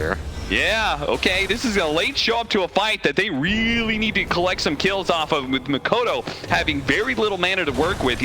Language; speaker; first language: English; native; English